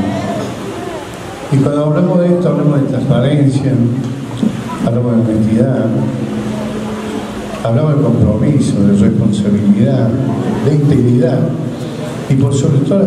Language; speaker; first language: Spanish; native; Spanish